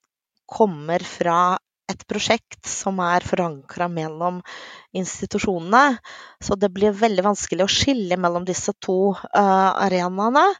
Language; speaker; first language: Norwegian; non-native, fluent; Russian